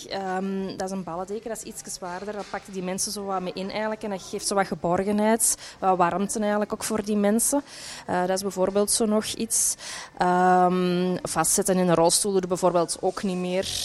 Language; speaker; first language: Dutch; native; Dutch